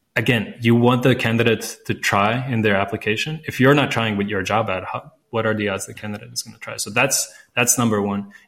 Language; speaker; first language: English; non-native, fluent; Latvian